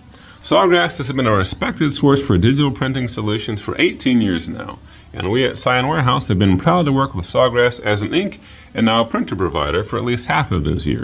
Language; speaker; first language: English; native; English